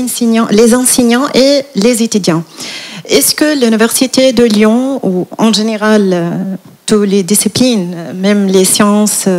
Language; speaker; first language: French; non-native, fluent; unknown